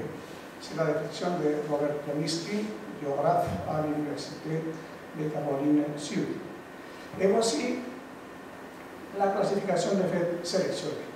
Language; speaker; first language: French; non-native, fluent; Spanish